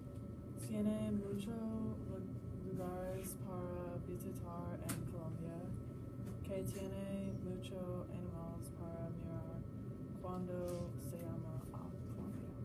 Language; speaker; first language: Spanish; non-native, learner; English